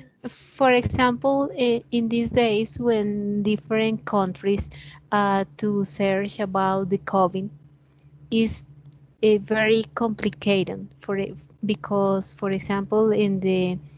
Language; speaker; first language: English; non-native, learner; Spanish